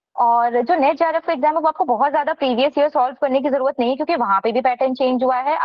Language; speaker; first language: Hindi; native; Hindi